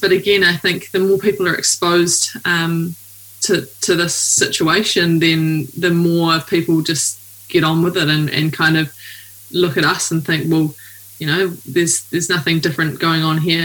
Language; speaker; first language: English; native; English